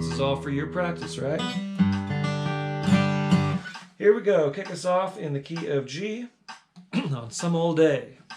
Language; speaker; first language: English; native; English